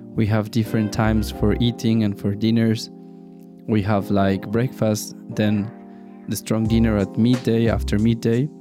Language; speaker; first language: English; non-native, fluent; Spanish